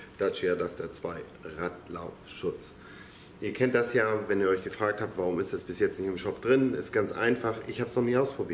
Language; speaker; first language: German; native; German